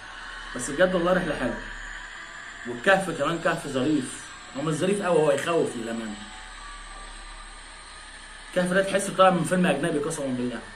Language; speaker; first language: Arabic; native; Arabic